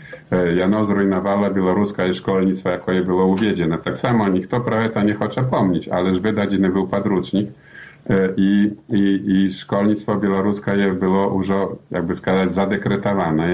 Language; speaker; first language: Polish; non-native, learner; Belarusian